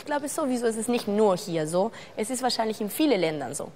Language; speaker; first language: German; non-native, fluent; Spanish